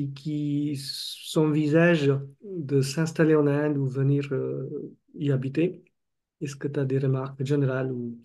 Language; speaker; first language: French; non-native, fluent; Marathi